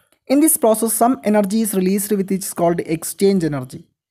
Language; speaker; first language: English; non-native, local second language; Malayalam